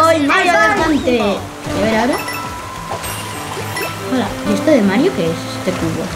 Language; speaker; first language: Spanish; native; Spanish